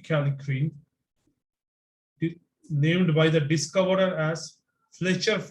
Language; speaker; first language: English; non-native, local second language; Bangla